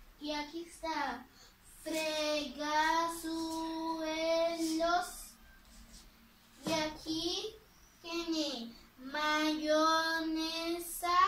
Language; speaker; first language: Spanish; early bilingual, other home language; English